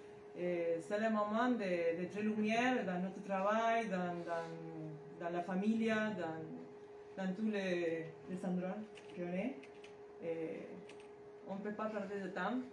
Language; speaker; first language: French; non-native, learner; Spanish